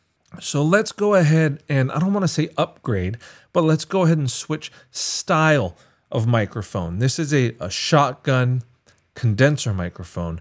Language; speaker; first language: English; native; English